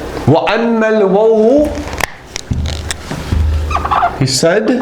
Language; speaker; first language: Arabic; non-native, fluent; English